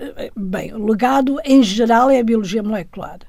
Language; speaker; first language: Portuguese; native; Portuguese